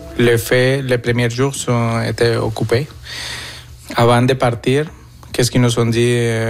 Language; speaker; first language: French; non-native, fluent; Spanish